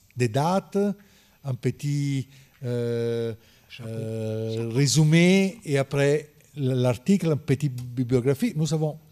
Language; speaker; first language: French; non-native, learner; Italian